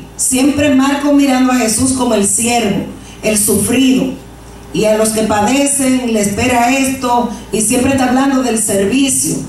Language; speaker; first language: Spanish; native; Spanish